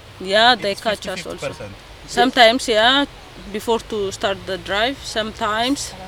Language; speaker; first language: English; non-native, learner; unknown